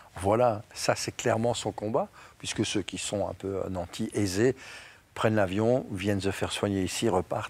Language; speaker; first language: French; native; French